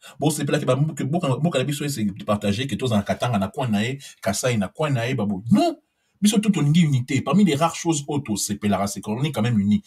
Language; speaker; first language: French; non-native, local second language; Lingala